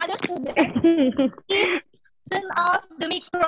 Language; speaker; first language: English; non-native, learner; Indonesian